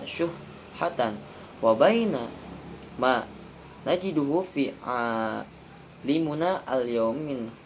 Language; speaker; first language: Arabic; non-native, learner; Indonesian